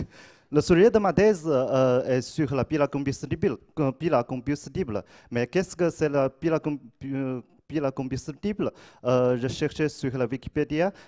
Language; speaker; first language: French; non-native, learner; Chinese